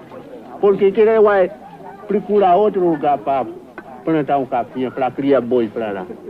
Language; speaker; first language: Portuguese; non-native, local second language; Kayapó